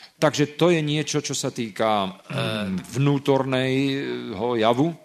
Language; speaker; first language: Slovak; native; Slovak